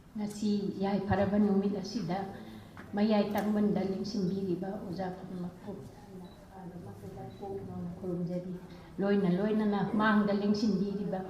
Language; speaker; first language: Manipuri; non-native, local second language; Rongmei Naga